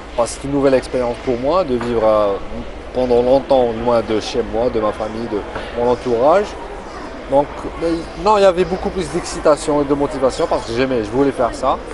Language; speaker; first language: French; non-native, local second language; Arabic